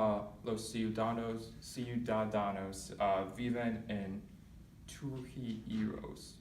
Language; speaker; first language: Spanish; non-native, learner; English